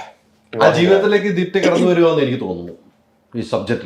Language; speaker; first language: Malayalam; native; Malayalam